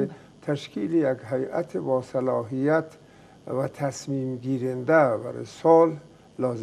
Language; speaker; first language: Persian; native; Persian